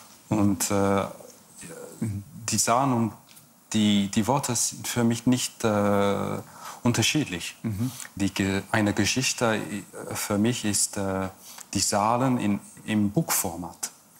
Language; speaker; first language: German; non-native, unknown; English